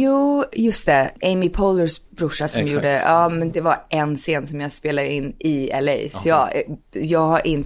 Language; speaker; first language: Swedish; early bilingual, heritage; Swedish